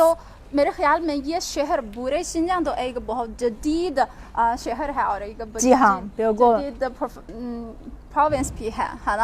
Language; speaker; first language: Urdu; non-native, fluent; Chinese